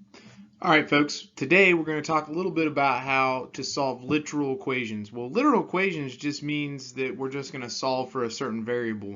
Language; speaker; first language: English; native; English